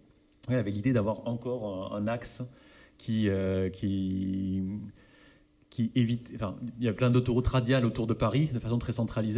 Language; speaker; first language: French; native; French